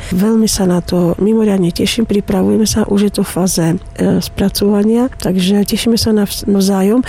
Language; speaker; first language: Slovak; non-native, fluent; Armenian